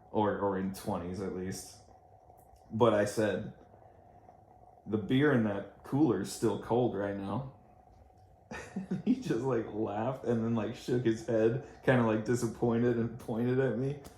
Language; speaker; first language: English; native; English